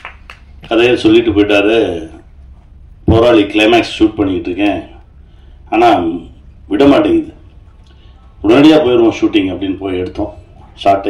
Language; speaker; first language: Tamil; native; Tamil